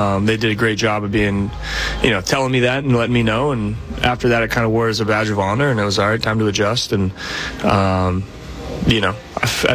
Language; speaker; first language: English; native; English